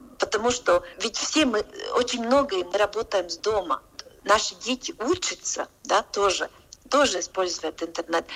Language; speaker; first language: Russian; non-native, local second language; Latvian